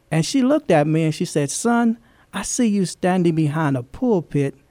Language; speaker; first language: English; native; English